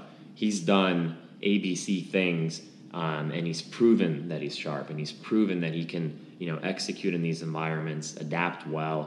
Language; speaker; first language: English; non-native, fluent; Lithuanian